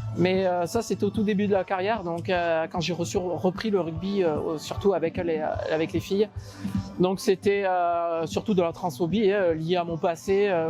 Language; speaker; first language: French; native; French